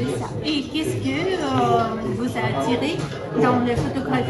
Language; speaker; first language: French; non-native, fluent; Russian